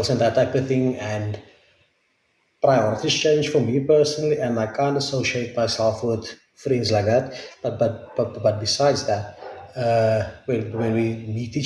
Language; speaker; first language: English; non-native, local second language; Afrikaans